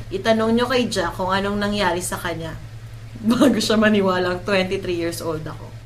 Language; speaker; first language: Filipino; non-native, local second language; Cebuano